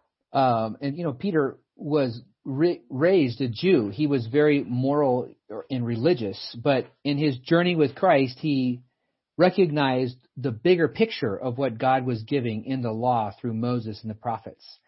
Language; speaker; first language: English; native; English